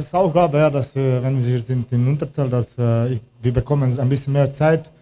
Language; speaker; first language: German; non-native, learner; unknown